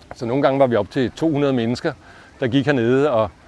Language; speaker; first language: Danish; native; Danish